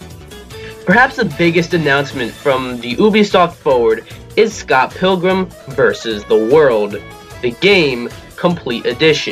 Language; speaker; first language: English; native; English